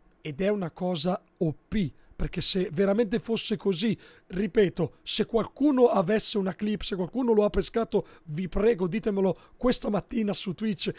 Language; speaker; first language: Italian; native; Italian